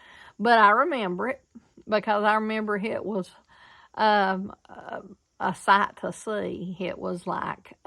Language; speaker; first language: English; native; English